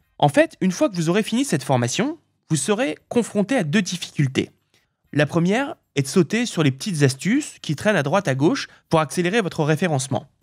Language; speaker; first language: French; native; French